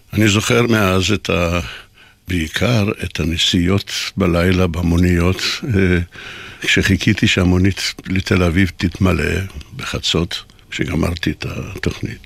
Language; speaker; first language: Hebrew; non-native, fluent; Polish